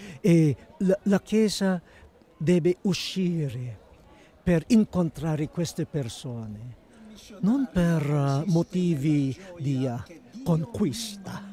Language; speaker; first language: Italian; non-native, fluent; Filipino